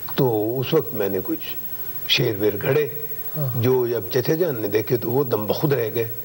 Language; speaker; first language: Urdu; non-native, local second language; Punjabi